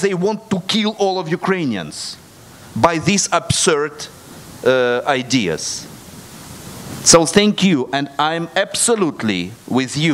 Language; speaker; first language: English; non-native, fluent; Russian